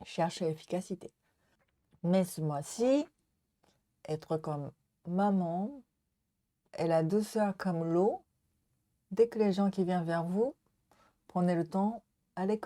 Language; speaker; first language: French; non-native, learner; Japanese